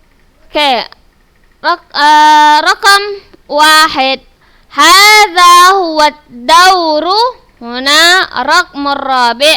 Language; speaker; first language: Arabic; non-native, fluent; Indonesian